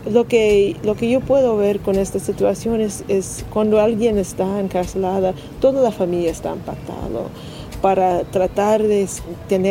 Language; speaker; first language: Spanish; non-native, learner; English